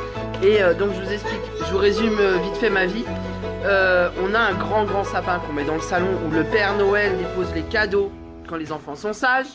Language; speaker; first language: French; native; French